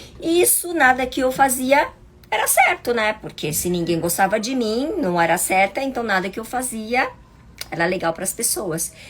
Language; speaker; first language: Portuguese; early bilingual, other home language; Chinese